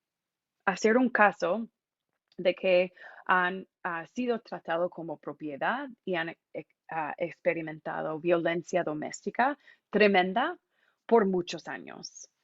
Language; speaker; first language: Spanish; non-native, fluent; English